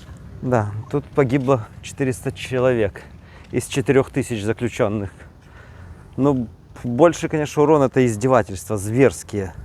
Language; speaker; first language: Russian; native; Russian